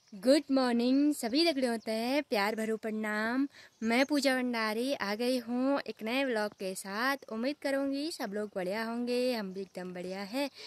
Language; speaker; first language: Hindi; non-native, local second language; Garhwali